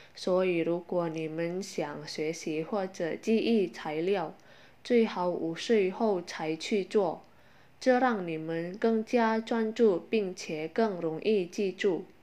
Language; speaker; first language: Chinese; non-native, fluent; Indonesian